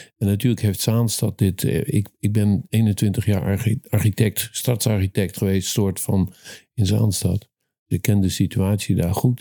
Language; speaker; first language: Dutch; native; Dutch